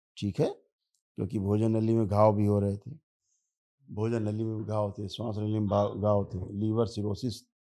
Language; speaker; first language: Hindi; native; Hindi